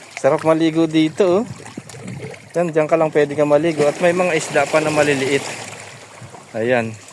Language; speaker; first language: Filipino; non-native, local second language; Pampanga